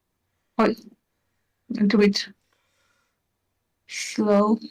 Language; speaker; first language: English; non-native, learner; Hungarian